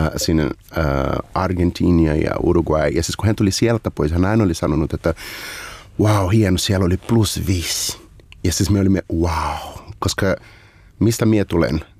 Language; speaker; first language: Finnish; non-native, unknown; Portuguese